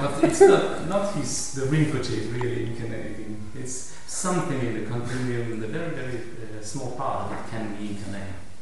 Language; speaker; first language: English; non-native, fluent; Italian